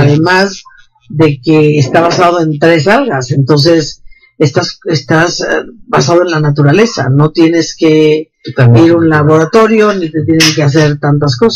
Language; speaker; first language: Spanish; native; Spanish